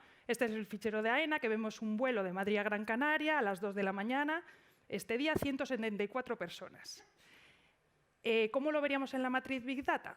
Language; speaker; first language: Spanish; native; Spanish